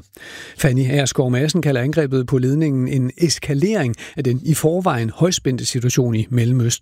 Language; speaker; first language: Danish; native; Danish